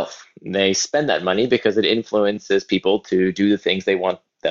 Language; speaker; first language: English; native; English